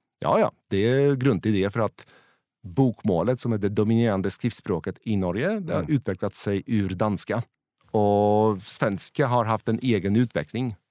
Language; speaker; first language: Swedish; non-native, fluent; Polish